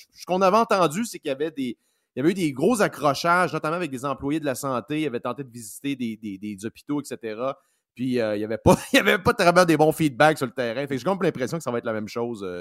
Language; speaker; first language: French; native; French